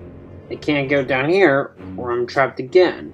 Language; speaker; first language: English; native; English